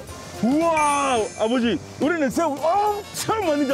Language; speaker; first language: Korean; non-native, fluent; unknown